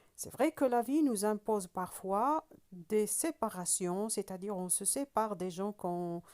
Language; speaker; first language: French; non-native, local second language; Arabic